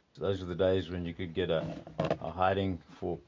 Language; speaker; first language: English; native; English